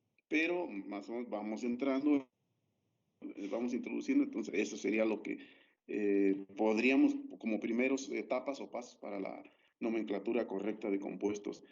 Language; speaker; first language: Spanish; native; Spanish